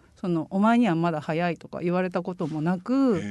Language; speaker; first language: Japanese; native; Japanese